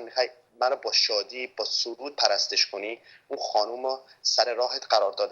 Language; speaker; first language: Persian; native; Persian